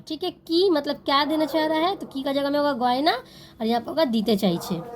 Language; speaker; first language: Hindi; non-native, local second language; Bangla